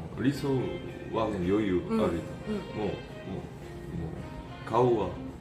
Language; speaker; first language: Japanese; non-native, learner; Korean